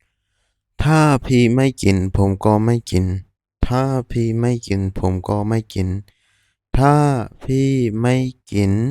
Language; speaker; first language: Thai; non-native, fluent; Burmese